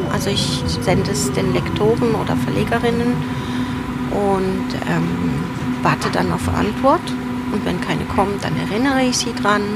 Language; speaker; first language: German; early bilingual, other home language; Turoyo